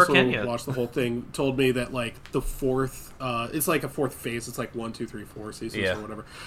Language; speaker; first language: English; native; English